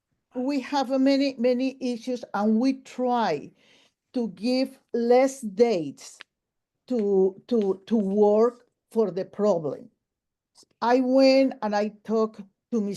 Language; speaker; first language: English; non-native, local second language; Spanish